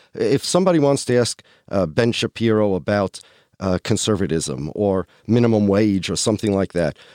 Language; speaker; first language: English; early bilingual, other home language; Polish